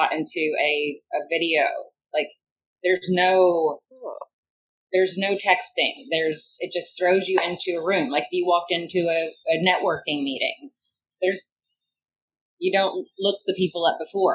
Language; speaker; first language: English; native; English